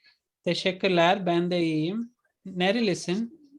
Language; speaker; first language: Turkish; non-native, fluent; Urdu